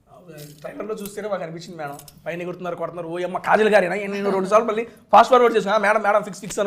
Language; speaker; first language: Telugu; native; Telugu